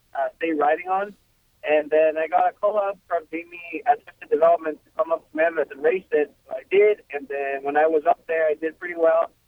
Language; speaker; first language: English; non-native, fluent; Spanish